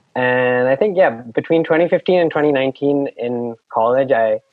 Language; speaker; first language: English; non-native, local second language; Hindi